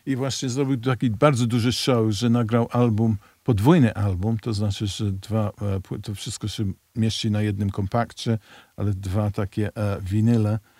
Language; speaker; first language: Polish; non-native, fluent; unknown